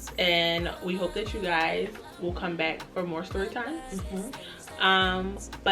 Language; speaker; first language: English; native; English